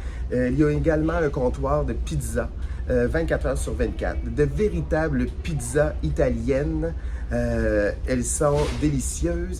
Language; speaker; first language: French; native; French